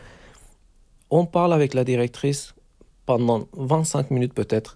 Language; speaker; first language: French; non-native, fluent; Turkish